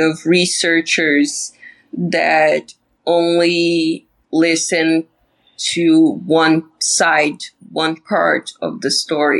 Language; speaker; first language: English; non-native, fluent; Portuguese